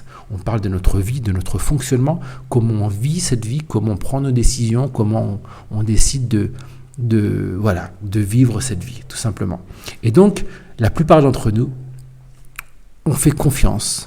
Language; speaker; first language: French; native; French